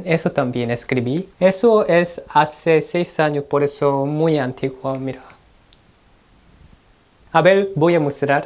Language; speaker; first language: Spanish; non-native, learner; Korean